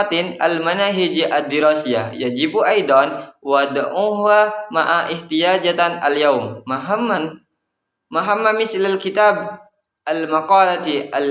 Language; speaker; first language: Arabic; non-native, learner; Indonesian